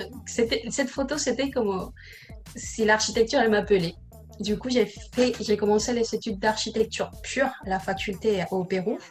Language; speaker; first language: French; non-native, learner; Spanish